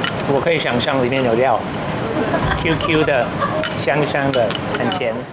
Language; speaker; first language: Chinese; non-native, fluent; English